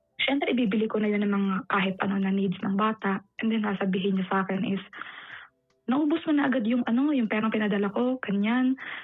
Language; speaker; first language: Filipino; native; Filipino